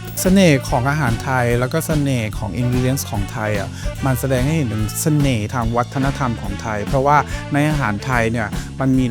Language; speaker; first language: Thai; native; Thai